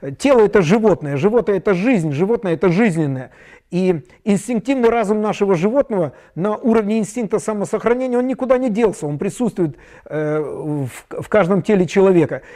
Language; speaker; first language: Russian; native; Russian